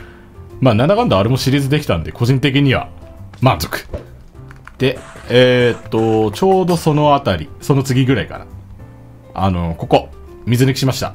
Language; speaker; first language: Japanese; native; Japanese